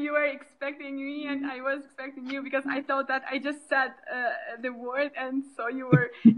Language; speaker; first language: English; non-native, fluent; Albanian